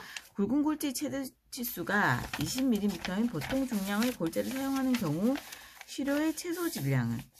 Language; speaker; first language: Korean; native; Korean